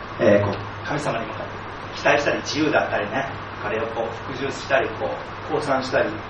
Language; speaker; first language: Japanese; native; Japanese